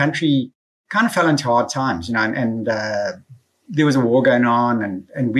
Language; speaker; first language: English; native; English